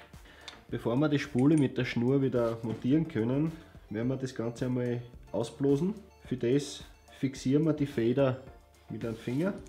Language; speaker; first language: German; native; German